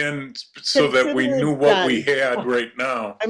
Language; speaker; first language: English; native; English